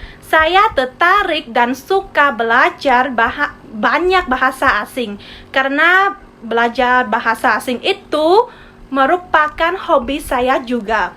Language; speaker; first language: Indonesian; non-native, learner; Khmer